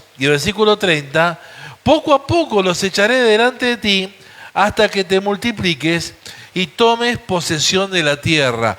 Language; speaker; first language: Spanish; native; Spanish